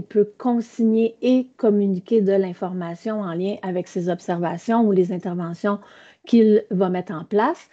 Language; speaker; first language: French; native; French